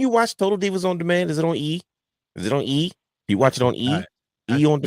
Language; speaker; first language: English; native; English